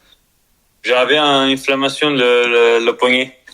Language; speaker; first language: French; non-native, learner; Spanish